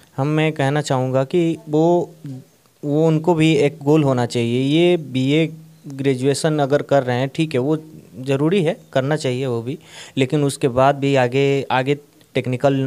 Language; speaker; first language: Hindi; native; Hindi